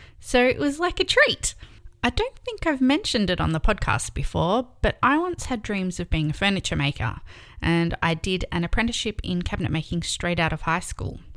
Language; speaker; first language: English; native; English